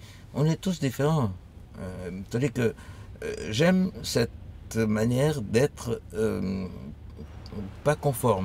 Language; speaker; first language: French; early bilingual, other home language; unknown